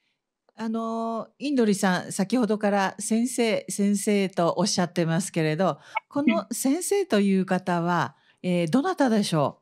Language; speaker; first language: Japanese; native; Japanese